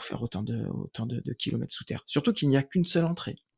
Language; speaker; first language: French; native; French